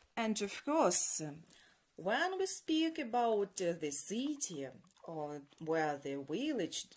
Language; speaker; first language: English; non-native, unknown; Ukrainian